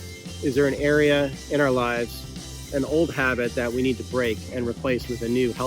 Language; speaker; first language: English; native; English